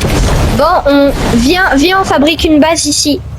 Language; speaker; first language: French; native; French